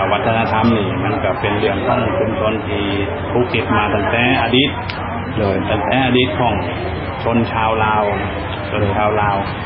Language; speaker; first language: Thai; non-native, local second language; Lao